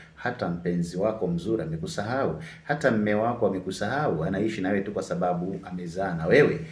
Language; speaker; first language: Swahili; non-native, local second language; Sukuma